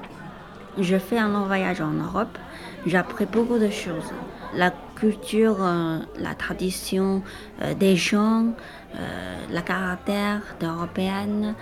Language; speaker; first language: French; non-native, learner; Chinese